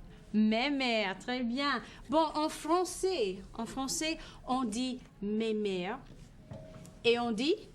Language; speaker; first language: French; non-native, fluent; English